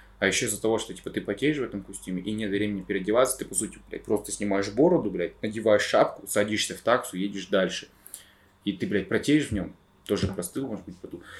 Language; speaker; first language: Russian; native; Russian